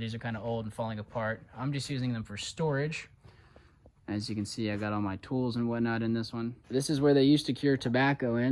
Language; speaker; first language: English; native; English